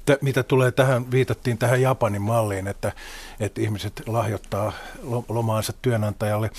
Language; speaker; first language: Finnish; native; Finnish